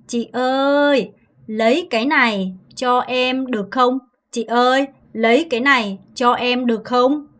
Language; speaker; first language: Vietnamese; non-native, fluent; Korean